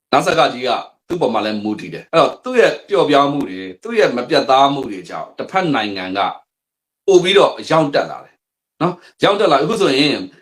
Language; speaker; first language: Burmese; native; Burmese